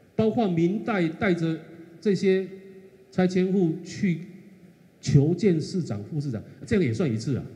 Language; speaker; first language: Chinese; native; Chinese